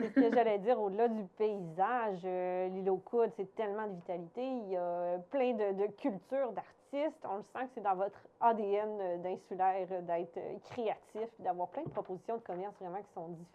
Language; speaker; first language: French; native; French